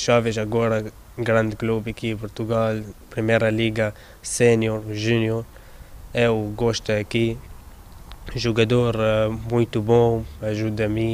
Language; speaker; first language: Portuguese; non-native, learner; Arabic